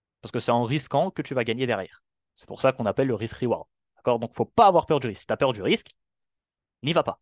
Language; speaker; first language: French; non-native, local second language; Arabic